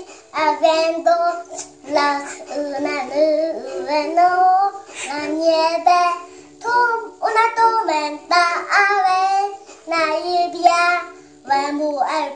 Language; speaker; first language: Spanish; non-native, learner; Korean